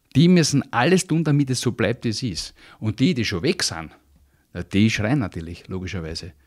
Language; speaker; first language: German; native; German